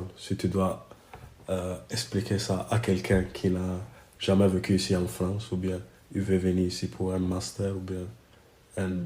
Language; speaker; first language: French; non-native, learner; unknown